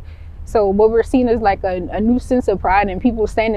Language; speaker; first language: English; early bilingual, other home language; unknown